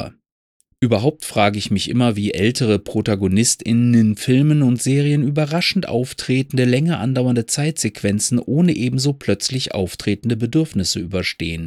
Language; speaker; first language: German; native; German